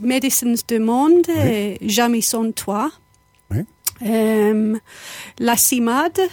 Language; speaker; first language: French; non-native, fluent; English